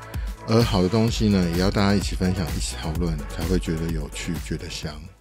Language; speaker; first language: Chinese; native; Chinese